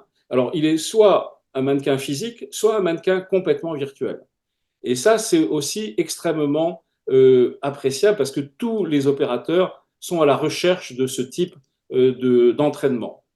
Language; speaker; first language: French; native; French